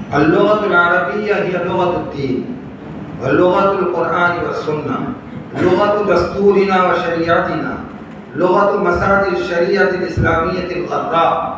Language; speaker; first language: Arabic; non-native, fluent; Urdu